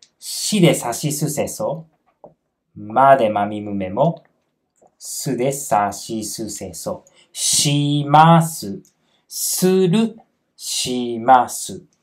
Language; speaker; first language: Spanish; non-native, fluent; Japanese